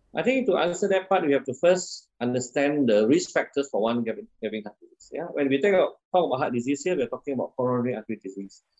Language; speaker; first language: English; non-native, local second language; Min Nan Chinese